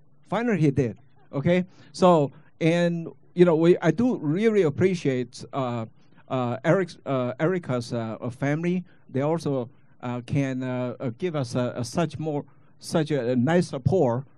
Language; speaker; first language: English; non-native, fluent; Chinese